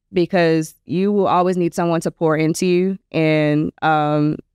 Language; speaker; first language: English; native; English